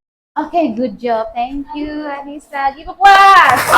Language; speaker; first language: English; non-native, learner; Indonesian